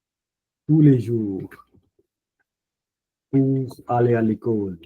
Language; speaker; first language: French; non-native, fluent; Punjabi